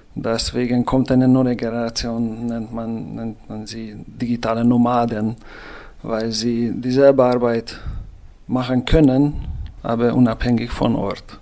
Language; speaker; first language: German; non-native, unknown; Hungarian